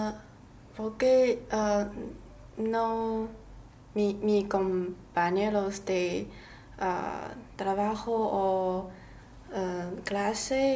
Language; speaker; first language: Spanish; non-native, learner; Chinese